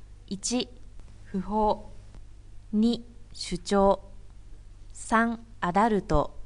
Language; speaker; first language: Japanese; native; Japanese